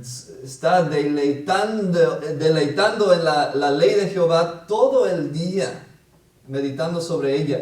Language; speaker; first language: Spanish; non-native, fluent; English